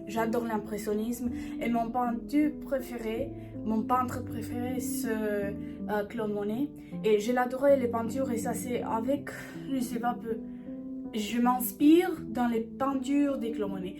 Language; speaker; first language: French; non-native, learner; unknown